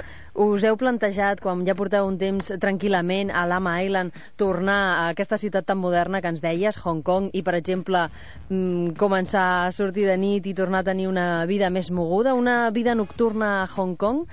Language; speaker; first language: Catalan; native; Catalan